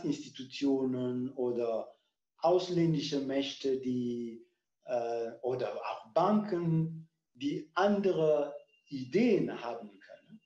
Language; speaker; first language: German; non-native, fluent; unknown